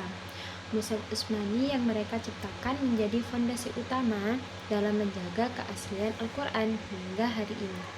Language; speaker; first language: Indonesian; non-native, local second language; Madurese